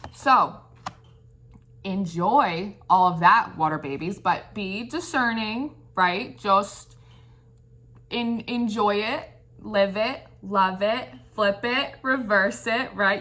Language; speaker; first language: English; native; English